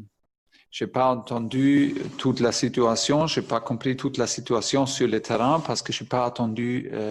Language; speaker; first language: French; non-native, fluent; German